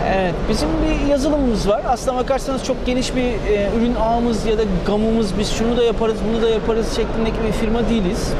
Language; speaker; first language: Turkish; native; Turkish